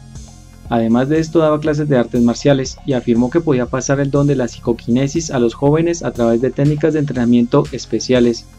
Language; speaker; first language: Spanish; native; Spanish